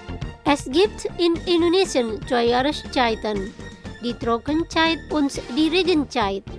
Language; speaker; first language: German; non-native, fluent; Indonesian